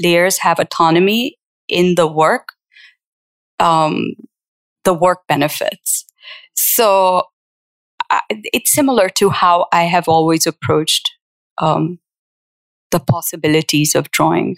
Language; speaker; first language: English; non-native, local second language; Urdu